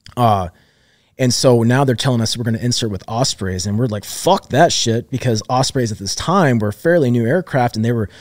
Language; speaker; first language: English; native; English